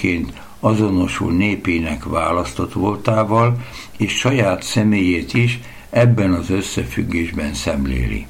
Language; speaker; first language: Hungarian; native; Hungarian